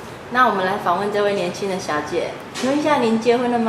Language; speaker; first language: Chinese; native; Chinese